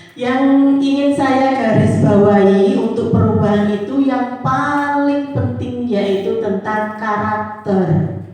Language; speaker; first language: Indonesian; non-native, local second language; Javanese